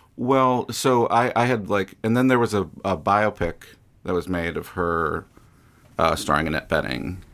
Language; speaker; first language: English; native; English